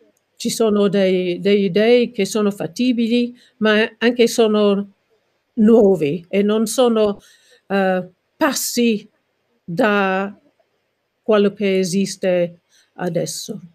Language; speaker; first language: Italian; non-native, fluent; English